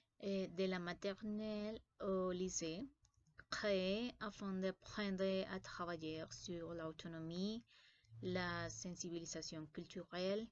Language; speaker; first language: French; non-native, learner; Spanish